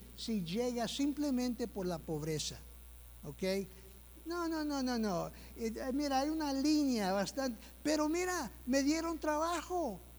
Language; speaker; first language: Spanish; early bilingual, heritage; Spanish